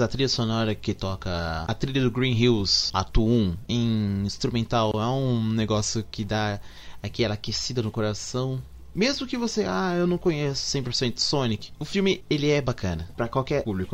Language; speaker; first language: Portuguese; native; Portuguese